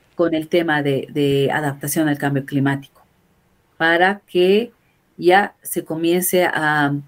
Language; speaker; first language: Spanish; native; Spanish